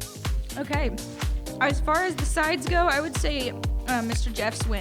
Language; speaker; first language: English; native; English